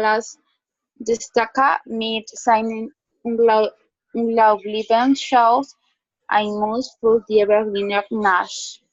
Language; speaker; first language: German; non-native, learner; Spanish